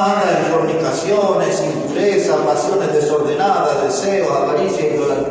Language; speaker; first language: Spanish; native; Spanish